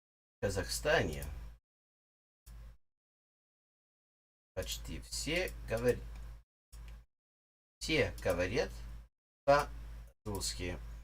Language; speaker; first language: Russian; non-native, learner; English